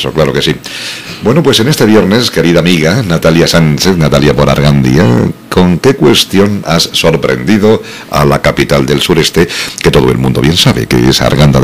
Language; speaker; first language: Spanish; native; Spanish